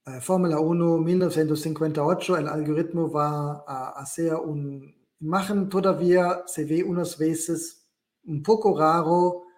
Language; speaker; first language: Spanish; non-native, learner; German